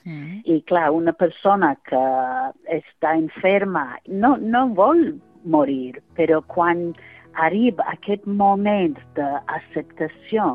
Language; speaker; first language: Catalan; non-native, fluent; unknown